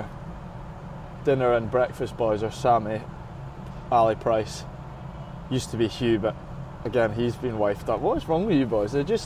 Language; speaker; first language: English; native; English